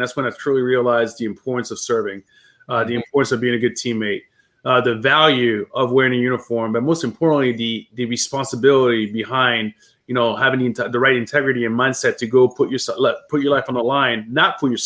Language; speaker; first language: English; early bilingual, other home language; French